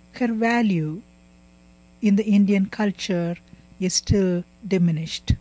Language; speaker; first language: English; non-native, local second language; Tamil